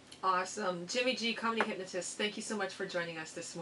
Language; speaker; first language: English; native; English